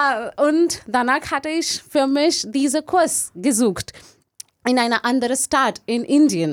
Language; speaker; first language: German; non-native, learner; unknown